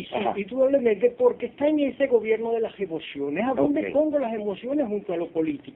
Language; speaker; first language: Spanish; native; Spanish